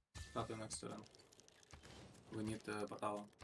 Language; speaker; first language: English; non-native, learner; Russian